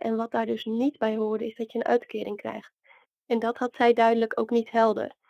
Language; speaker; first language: Dutch; native; Dutch